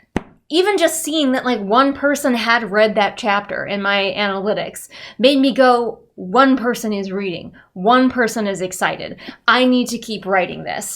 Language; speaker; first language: English; native; English